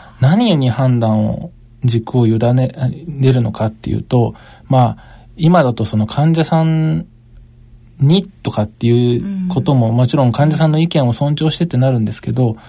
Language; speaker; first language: Japanese; native; Japanese